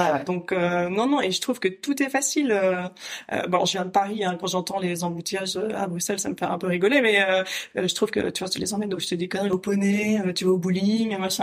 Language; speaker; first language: French; native; French